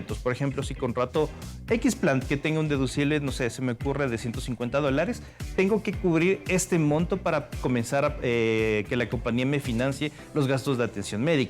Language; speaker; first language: Spanish; native; Spanish